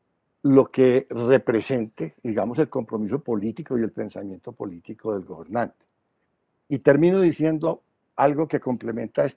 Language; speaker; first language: Spanish; native; Spanish